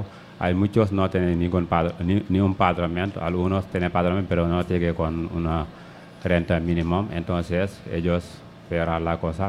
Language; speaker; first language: Spanish; non-native, learner; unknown